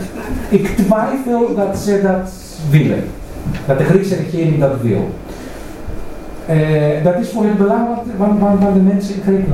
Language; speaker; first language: Dutch; non-native, fluent; Greek